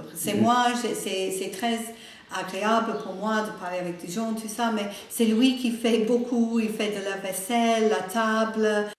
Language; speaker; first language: French; non-native, learner; English